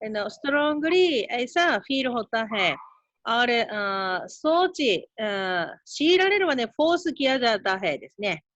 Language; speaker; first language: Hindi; non-native, fluent; Japanese